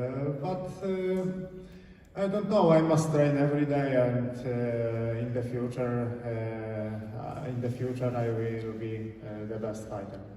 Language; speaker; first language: English; non-native, learner; Polish